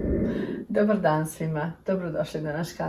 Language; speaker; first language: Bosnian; early bilingual, heritage; Serbian